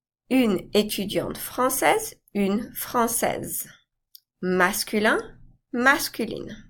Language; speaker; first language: French; non-native, fluent; English